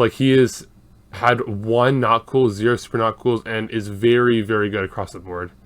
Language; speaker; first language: English; native; English